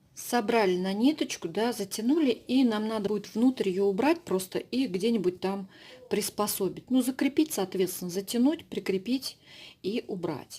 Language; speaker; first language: Russian; native; Russian